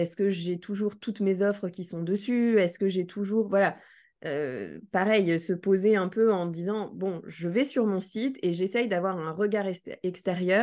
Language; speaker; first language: French; native; French